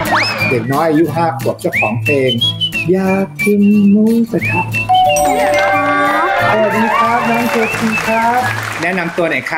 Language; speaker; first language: Thai; native; Thai